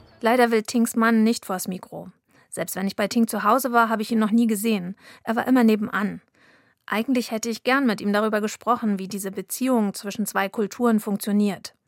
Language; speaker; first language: German; native; German